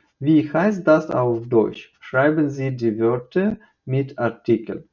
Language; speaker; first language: German; non-native, fluent; Ukrainian